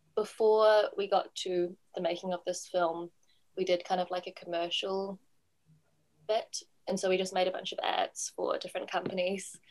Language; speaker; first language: English; native; English